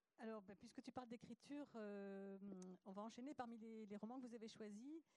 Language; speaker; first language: French; native; French